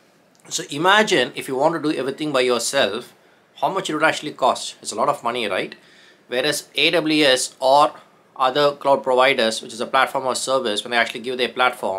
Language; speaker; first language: English; non-native, local second language; Tamil